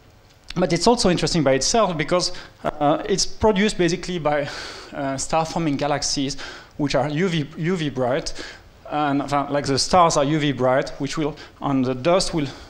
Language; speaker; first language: English; non-native, fluent; French